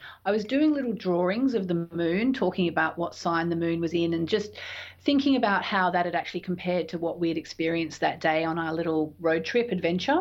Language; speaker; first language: English; native; English